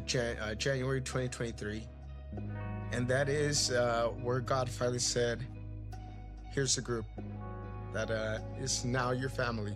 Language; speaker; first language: English; native; English